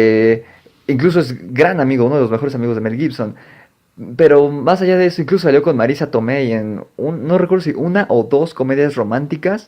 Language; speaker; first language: Spanish; native; Spanish